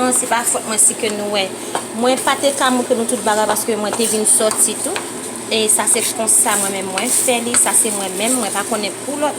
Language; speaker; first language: French; non-native, local second language; Haitian Creole